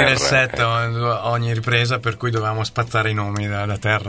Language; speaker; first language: Italian; native; Italian